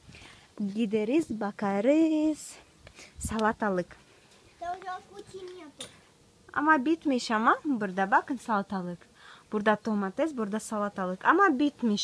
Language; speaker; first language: Turkish; non-native, learner; Russian